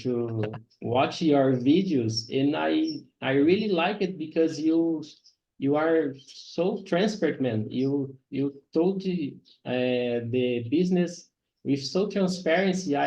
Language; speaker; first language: English; non-native, learner; Portuguese